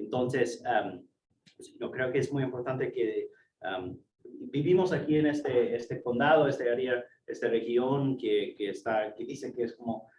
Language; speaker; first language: Spanish; non-native, fluent; English